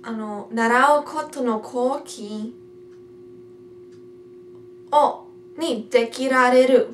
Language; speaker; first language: Japanese; non-native, learner; English